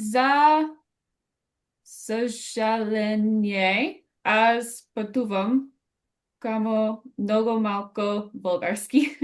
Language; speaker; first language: Bulgarian; non-native, learner; English